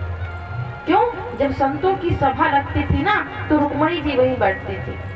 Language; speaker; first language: Hindi; native; Hindi